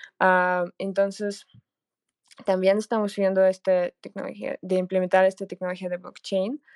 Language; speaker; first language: Spanish; non-native, fluent; Russian